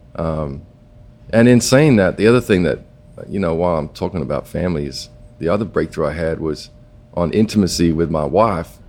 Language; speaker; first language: English; native; English